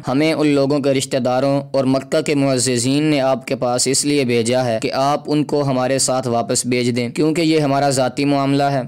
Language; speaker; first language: Urdu; native; Urdu